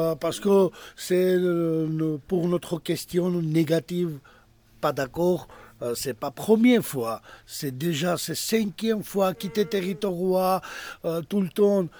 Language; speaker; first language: French; non-native, learner; Georgian